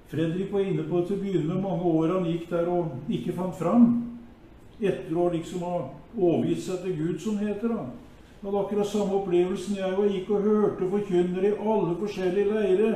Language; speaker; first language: Norwegian; native; Norwegian